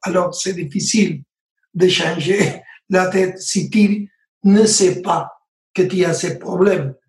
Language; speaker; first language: French; non-native, learner; Spanish